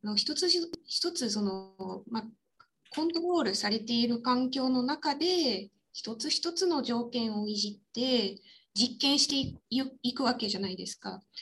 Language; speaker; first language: Japanese; non-native, fluent; French